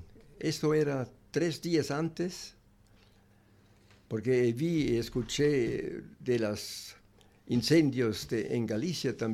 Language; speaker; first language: Spanish; non-native, learner; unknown